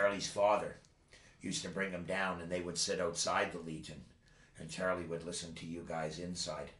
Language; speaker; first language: English; native; English